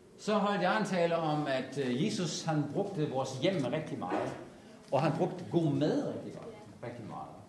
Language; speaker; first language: Danish; native; Danish